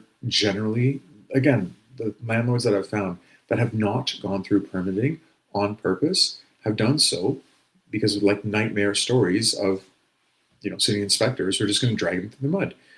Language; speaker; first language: English; native; English